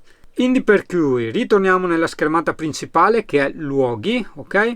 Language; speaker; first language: Italian; native; Italian